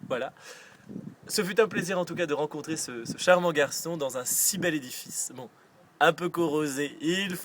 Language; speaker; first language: French; native; French